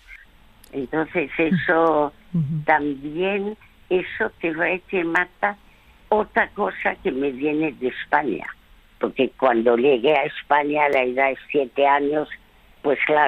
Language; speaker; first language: Spanish; early bilingual, other home language; French